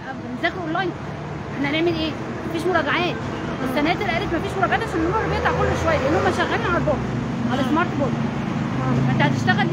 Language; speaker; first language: Arabic; native; Arabic